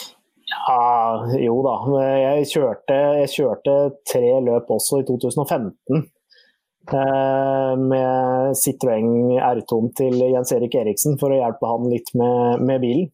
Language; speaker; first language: Norwegian; native; Norwegian